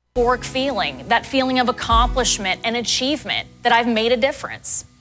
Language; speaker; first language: English; native; English